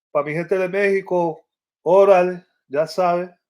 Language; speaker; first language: Spanish; early bilingual, other home language; English